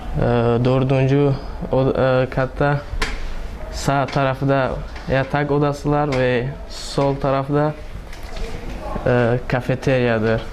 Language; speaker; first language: Turkish; non-native, learner; Tajik